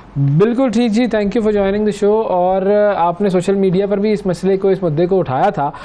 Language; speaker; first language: Urdu; native; Urdu